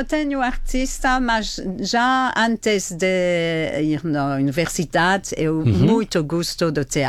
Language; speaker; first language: Portuguese; non-native, fluent; French